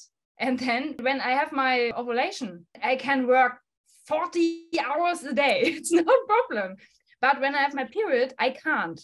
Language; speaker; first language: English; non-native, fluent; German